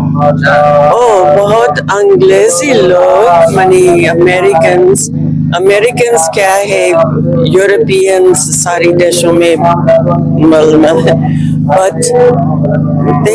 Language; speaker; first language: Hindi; non-native, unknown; English